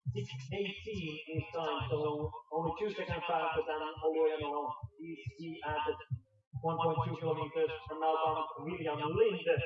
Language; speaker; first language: English; non-native, fluent; Finnish